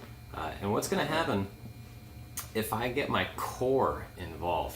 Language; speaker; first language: English; native; English